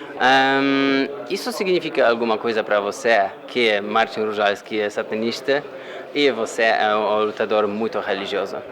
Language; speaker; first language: Portuguese; non-native, fluent; Polish